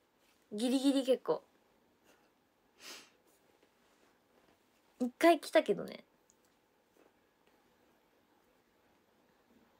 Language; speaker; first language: Japanese; native; Japanese